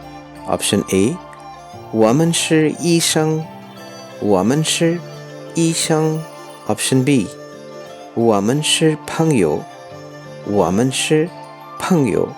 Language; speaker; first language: Chinese; non-native, fluent; Urdu